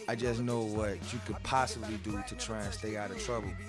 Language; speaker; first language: English; native; English